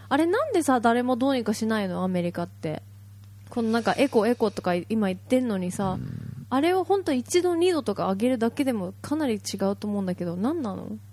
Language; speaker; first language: Japanese; native; Japanese